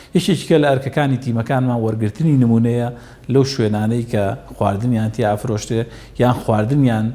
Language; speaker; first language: Central Kurdish; native; Central Kurdish